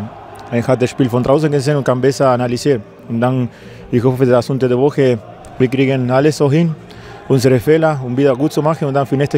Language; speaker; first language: German; non-native, learner; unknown